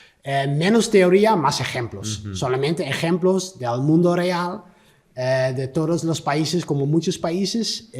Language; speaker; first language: Spanish; non-native, learner; Dutch